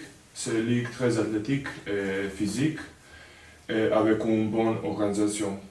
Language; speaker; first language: French; non-native, learner; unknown